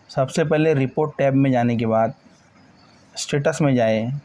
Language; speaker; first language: Hindi; non-native, local second language; Marathi